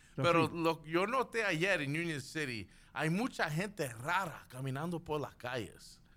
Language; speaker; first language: Spanish; early bilingual, heritage; Spanish